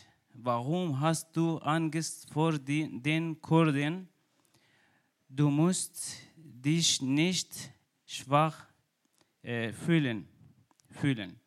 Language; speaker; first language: German; non-native, learner; Kurdish